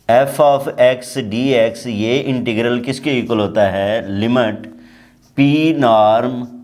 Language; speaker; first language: Urdu; non-native, local second language; Punjabi